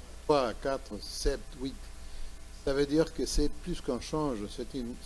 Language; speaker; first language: French; non-native, learner; Spanish